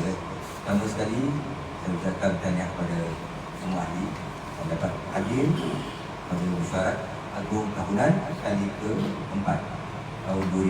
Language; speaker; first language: Malay; native; Malay